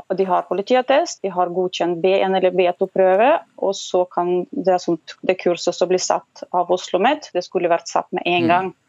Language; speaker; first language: Norwegian; non-native, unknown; Russian